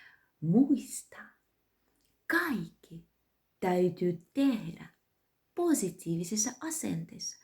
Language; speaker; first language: Finnish; non-native, learner; Russian